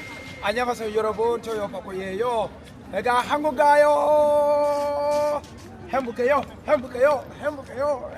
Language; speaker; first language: Korean; non-native, learner; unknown